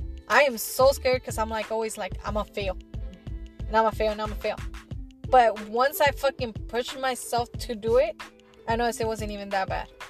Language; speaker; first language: English; early bilingual, other home language; Spanish